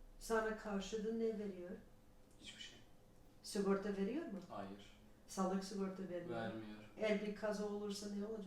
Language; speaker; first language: Turkish; non-native, learner; English